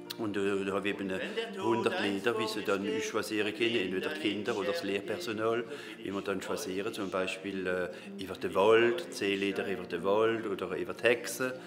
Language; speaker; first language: German; non-native, local second language; French